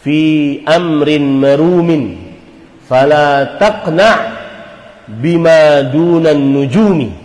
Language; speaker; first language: Arabic; non-native, fluent; Indonesian